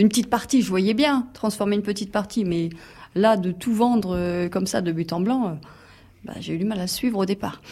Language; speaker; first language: French; native; French